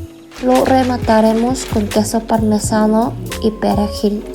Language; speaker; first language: Spanish; non-native, fluent; Korean